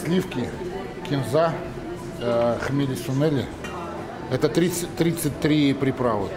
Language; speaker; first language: Russian; native; Russian